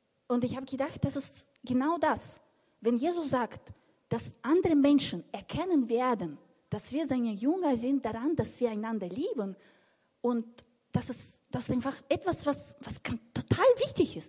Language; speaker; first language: German; non-native, fluent; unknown